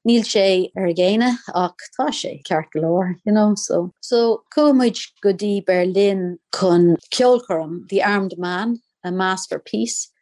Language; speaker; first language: Irish; non-native, local second language; English